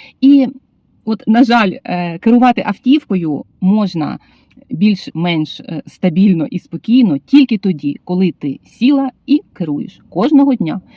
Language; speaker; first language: Ukrainian; native; Ukrainian